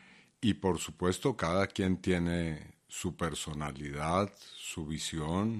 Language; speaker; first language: Spanish; native; Spanish